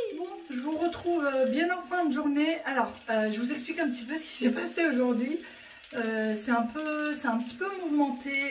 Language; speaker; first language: French; native; French